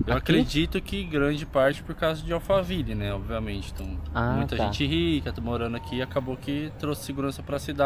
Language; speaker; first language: Portuguese; native; Portuguese